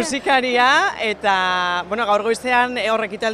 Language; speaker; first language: Basque; native; Basque